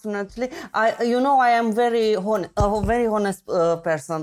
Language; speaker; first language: English; non-native, fluent; Romanian